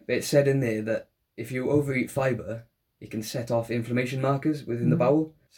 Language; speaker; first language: English; native; English